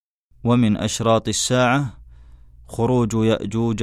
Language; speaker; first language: Arabic; native; Arabic